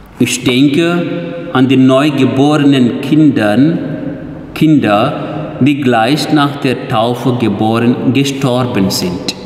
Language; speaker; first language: German; non-native, fluent; Telugu